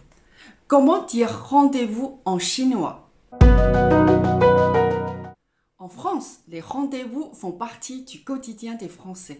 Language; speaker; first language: French; non-native, fluent; Chinese